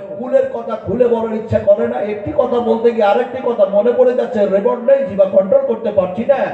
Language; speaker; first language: Bangla; non-native, local second language; Urdu